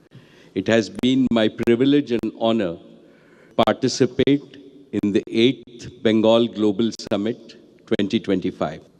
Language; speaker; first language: English; non-native, local second language; Gujarati